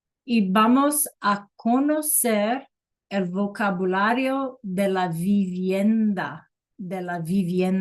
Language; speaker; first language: Spanish; non-native, fluent; English